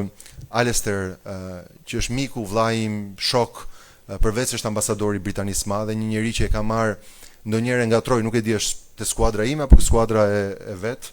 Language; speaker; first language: Albanian; native; Albanian